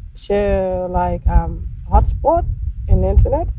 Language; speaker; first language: English; native; English